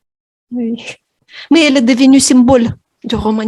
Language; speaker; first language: French; non-native, fluent; Russian